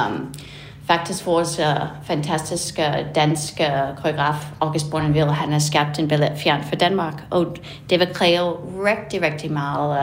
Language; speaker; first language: Danish; non-native, fluent; English